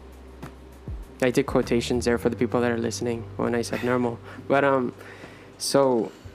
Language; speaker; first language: English; early bilingual, other home language; Spanish